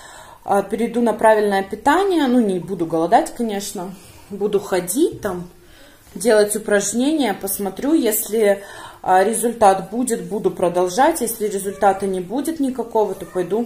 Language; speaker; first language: Russian; native; Russian